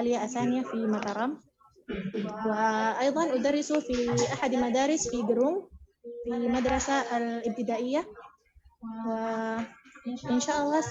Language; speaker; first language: Arabic; non-native, learner; Indonesian